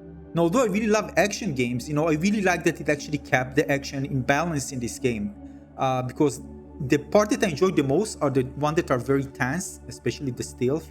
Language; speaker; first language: English; non-native, fluent; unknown